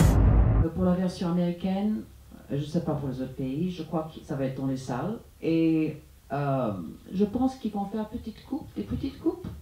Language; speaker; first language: French; non-native, fluent; English